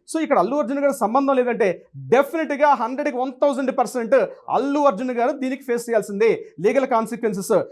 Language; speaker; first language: Telugu; native; Telugu